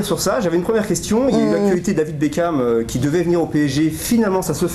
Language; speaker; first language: French; native; French